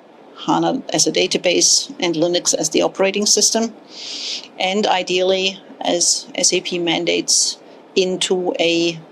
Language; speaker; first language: English; non-native, fluent; German